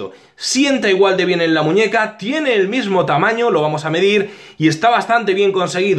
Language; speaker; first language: Spanish; native; Spanish